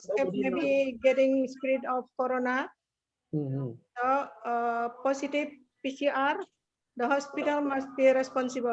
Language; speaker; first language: English; non-native, learner; Indonesian